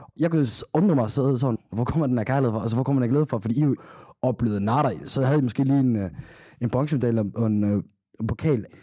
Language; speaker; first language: Danish; early bilingual, other home language; Somali